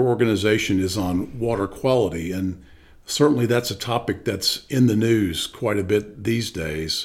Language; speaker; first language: English; native; English